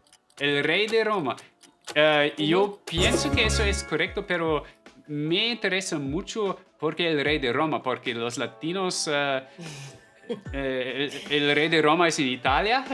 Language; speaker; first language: Spanish; non-native, fluent; German